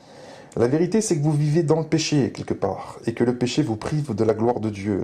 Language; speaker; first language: French; native; French